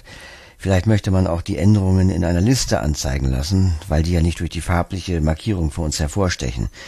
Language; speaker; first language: German; native; German